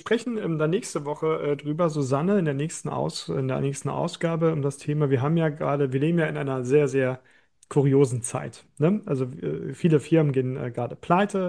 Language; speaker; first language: German; native; German